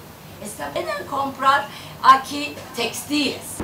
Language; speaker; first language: Spanish; non-native, learner; Turkish